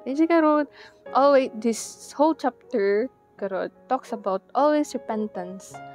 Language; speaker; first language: English; non-native, local second language; Iloko